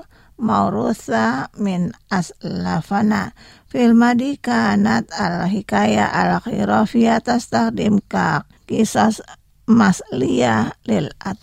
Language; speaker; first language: Arabic; non-native, fluent; Indonesian